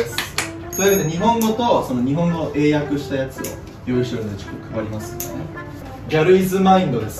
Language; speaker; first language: Japanese; non-native, fluent; English